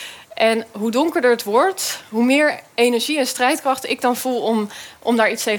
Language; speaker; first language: Dutch; native; Dutch